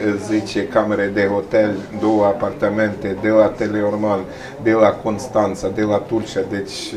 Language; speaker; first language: Romanian; non-native, learner; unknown